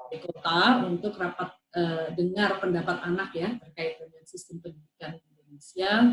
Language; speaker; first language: Indonesian; native; Indonesian